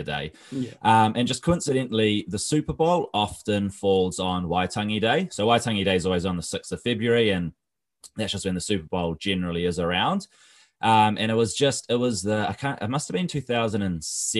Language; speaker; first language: English; native; English